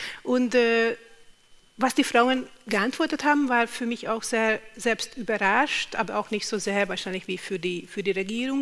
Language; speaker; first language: German; non-native, fluent; Hungarian